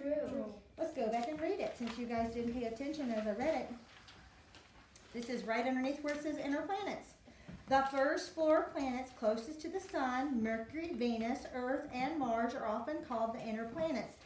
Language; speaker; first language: English; native; English